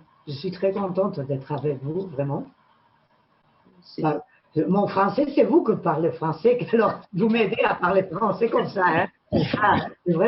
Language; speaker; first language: French; non-native, learner; Spanish